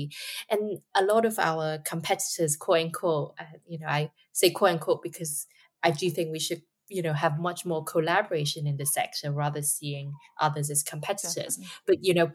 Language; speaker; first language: English; non-native, local second language; Cantonese